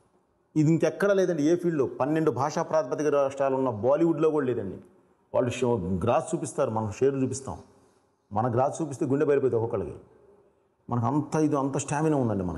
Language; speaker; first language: Telugu; native; Telugu